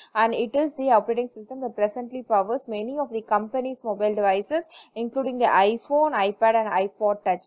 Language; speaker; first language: English; non-native, local second language; Tamil